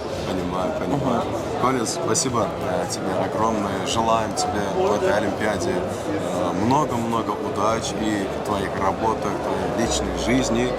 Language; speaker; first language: Russian; non-native, local second language; Turkmen